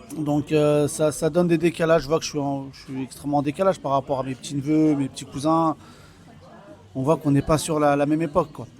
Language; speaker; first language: French; early bilingual, other home language; Kabyle